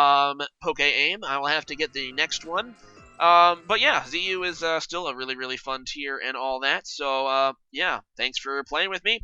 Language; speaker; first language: English; native; English